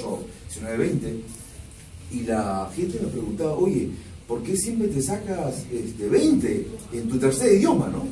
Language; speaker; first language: Spanish; non-native, local second language; Shipibo-Conibo